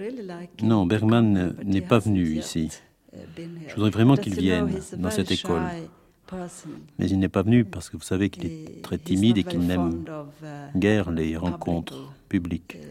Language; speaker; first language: French; native; French